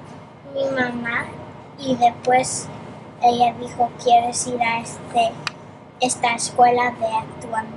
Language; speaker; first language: Spanish; early bilingual, heritage; Spanish